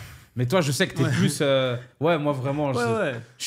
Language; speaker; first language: French; native; French